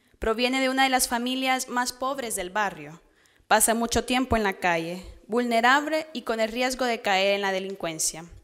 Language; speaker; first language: Spanish; native; Spanish